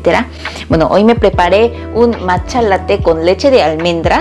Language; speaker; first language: Spanish; early bilingual, other home language; Korean